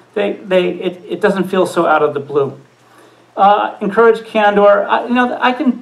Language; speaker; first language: English; native; English